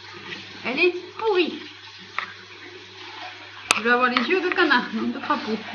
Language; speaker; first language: French; native; French